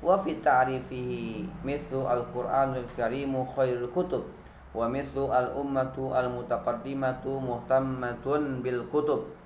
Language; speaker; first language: Arabic; non-native, fluent; Indonesian